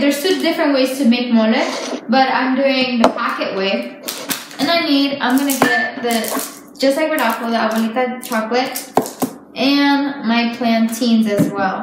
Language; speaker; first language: English; early bilingual, other home language; Spanish